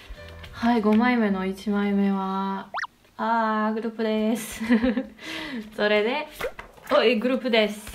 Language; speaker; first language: Japanese; non-native, learner; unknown